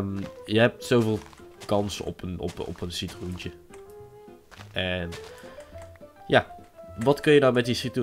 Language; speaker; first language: Dutch; native; Dutch